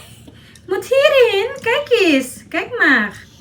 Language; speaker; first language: Dutch; non-native, learner; Indonesian